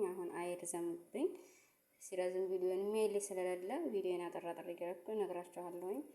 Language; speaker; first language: Amharic; native; Amharic